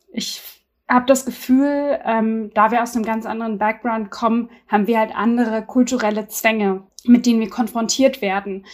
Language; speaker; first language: German; early bilingual, other home language; Turkish